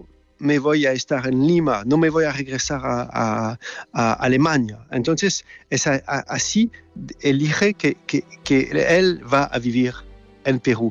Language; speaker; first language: Spanish; non-native, fluent; French